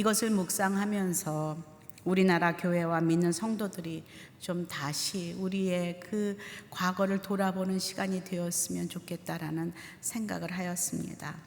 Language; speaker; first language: Korean; native; Korean